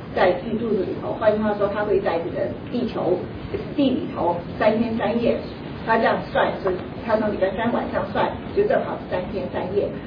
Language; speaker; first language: Chinese; native; Chinese